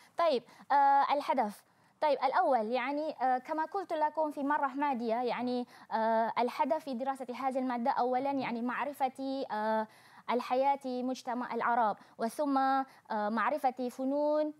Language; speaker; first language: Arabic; non-native, fluent; Malay